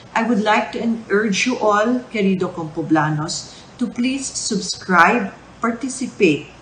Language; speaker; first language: English; non-native, local second language; Chavacano